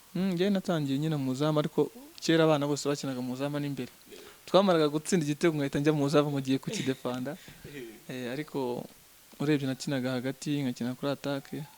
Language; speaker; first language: Kinyarwanda; native; Kinyarwanda